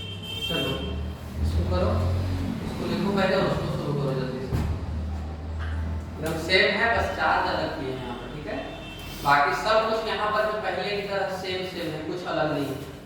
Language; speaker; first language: Hindi; native; Hindi